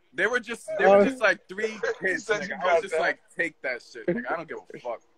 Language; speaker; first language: English; native; English